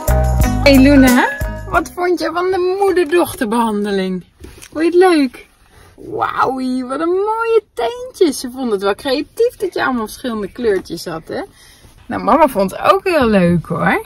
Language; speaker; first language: Dutch; native; Dutch